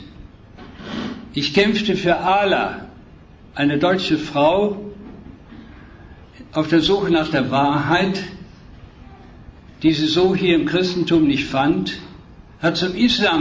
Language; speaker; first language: German; native; German